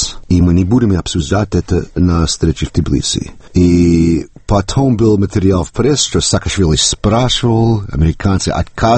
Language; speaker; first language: Russian; non-native, fluent; English